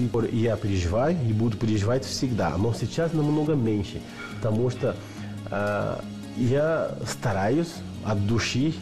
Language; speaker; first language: Russian; non-native, learner; Portuguese